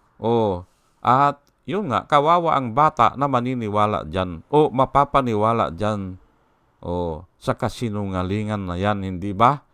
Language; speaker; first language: Filipino; non-native, local second language; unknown